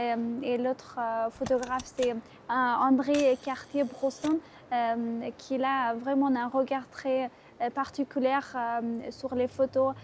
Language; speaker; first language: French; non-native, fluent; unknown